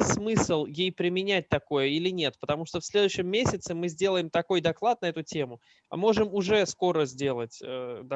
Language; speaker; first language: Russian; native; Russian